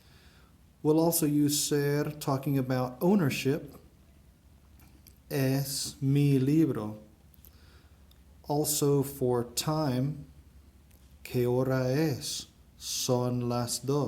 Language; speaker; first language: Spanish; non-native, fluent; English